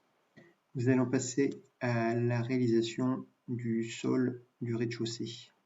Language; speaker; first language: French; native; French